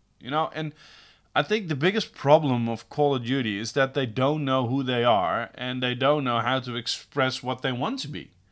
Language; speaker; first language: English; non-native, fluent; Dutch